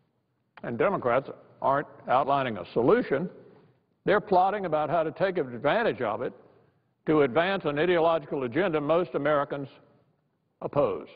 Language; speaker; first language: English; native; English